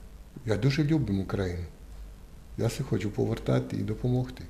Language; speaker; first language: Ukrainian; non-native, learner; Croatian